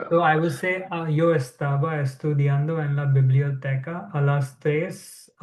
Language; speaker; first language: Spanish; non-native, learner; English